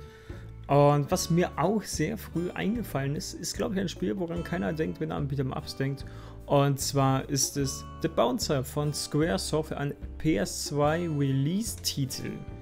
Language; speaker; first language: German; native; German